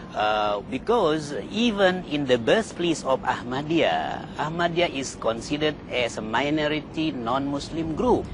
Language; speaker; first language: English; non-native, fluent; Indonesian